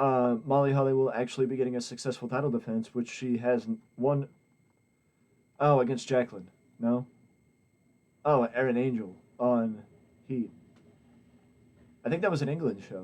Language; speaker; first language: English; native; English